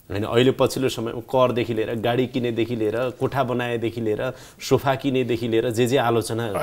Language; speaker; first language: Nepali; native; Nepali